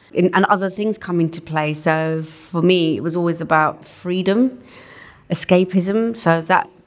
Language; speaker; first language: English; non-native, local second language; Punjabi